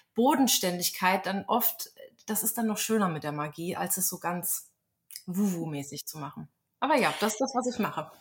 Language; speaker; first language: German; native; German